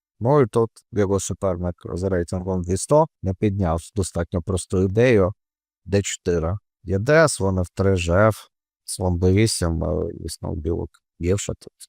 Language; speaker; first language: Ukrainian; non-native, local second language; Russian